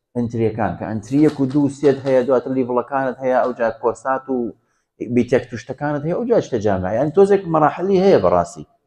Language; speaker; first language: Central Kurdish; native; Central Kurdish